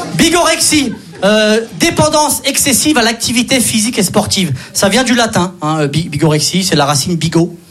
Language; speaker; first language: French; non-native, local second language; Arabic